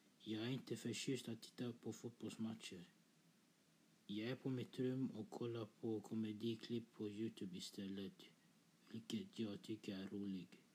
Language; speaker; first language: Swedish; early bilingual, other home language; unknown